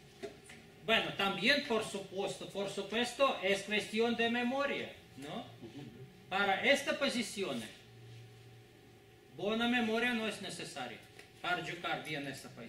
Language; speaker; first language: Spanish; non-native, fluent; Russian